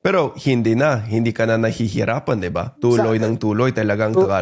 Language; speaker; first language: Filipino; non-native, fluent; English